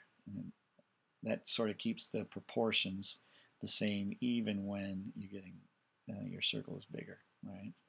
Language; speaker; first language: English; native; English